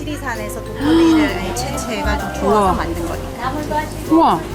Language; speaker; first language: Korean; native; Korean